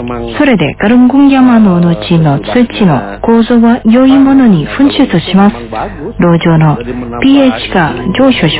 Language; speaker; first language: Japanese; non-native, fluent; Indonesian